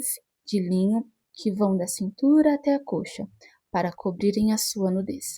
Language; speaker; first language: Portuguese; native; Portuguese